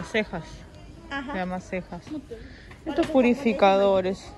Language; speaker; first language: Spanish; native; Spanish